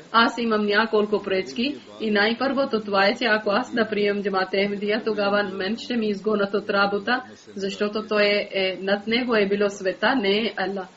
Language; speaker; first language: Bulgarian; native; Bulgarian